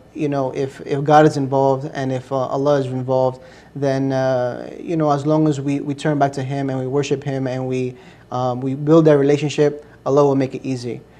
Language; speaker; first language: English; early bilingual, other home language; Spanish